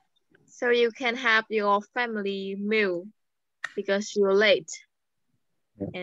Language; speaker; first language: English; non-native, fluent; Vietnamese